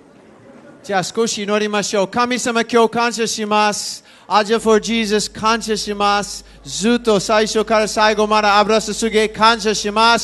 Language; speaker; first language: Japanese; non-native, learner; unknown